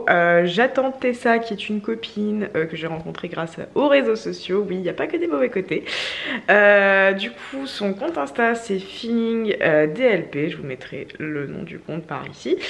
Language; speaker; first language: French; native; French